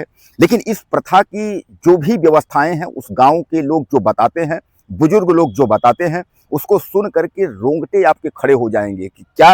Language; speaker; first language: Hindi; native; Hindi